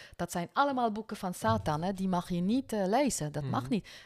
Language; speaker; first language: Dutch; non-native, fluent; French